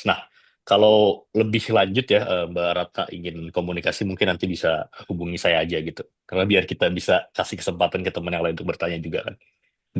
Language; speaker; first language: Indonesian; native; Indonesian